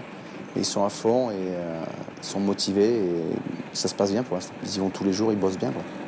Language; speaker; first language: French; native; French